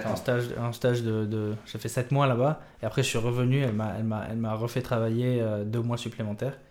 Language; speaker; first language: French; native; French